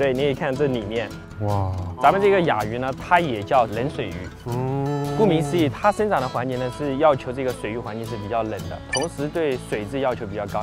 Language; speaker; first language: Chinese; native; Chinese